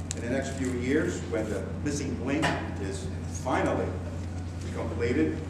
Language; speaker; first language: English; native; English